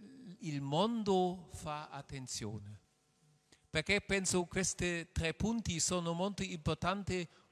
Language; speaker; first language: Italian; non-native, learner; German